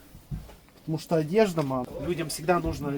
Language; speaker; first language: Russian; early bilingual, heritage; Russian